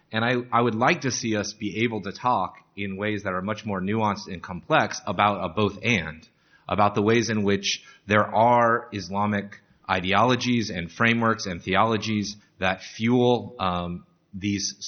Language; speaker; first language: English; native; English